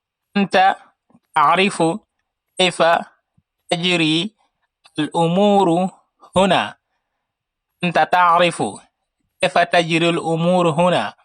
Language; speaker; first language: Arabic; non-native, fluent; Wolof